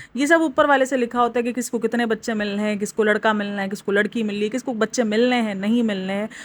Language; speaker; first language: Urdu; native; Urdu